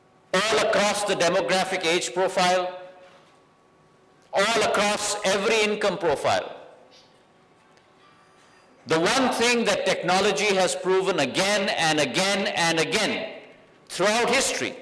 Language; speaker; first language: English; non-native, local second language; Hindi